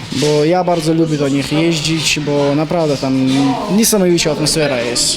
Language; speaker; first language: Polish; non-native, learner; Chechen